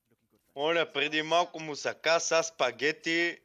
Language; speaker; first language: Bulgarian; native; Bulgarian